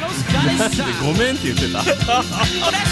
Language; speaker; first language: Japanese; native; Japanese